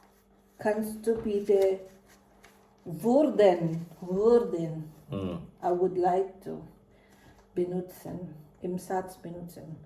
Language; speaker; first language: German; non-native, fluent; Filipino